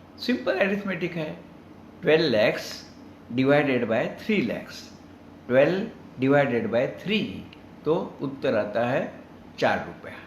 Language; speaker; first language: Hindi; non-native, local second language; Marathi